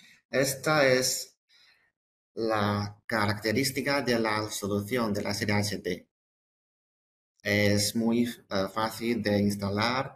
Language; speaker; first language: Spanish; non-native, fluent; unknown